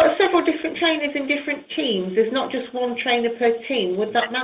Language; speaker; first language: English; native; English